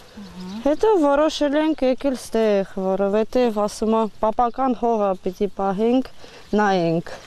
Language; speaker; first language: Armenian; non-native, learner; Russian